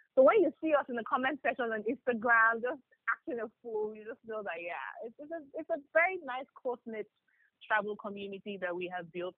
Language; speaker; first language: English; non-native, local second language; Yoruba